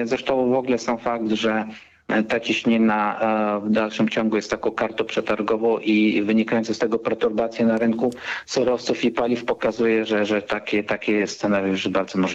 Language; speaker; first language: Polish; native; Polish